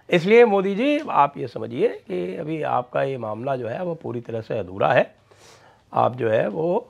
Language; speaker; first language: Hindi; native; Hindi